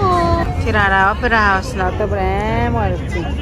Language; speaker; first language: Korean; non-native, learner; Mongolian